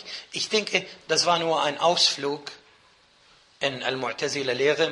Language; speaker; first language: German; non-native, fluent; Arabic